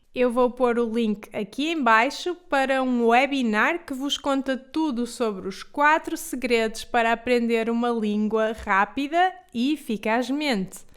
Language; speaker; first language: Portuguese; native; Portuguese